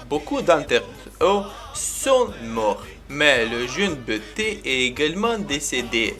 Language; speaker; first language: French; non-native, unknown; Ukrainian